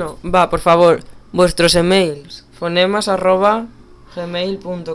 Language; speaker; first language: Spanish; native; Spanish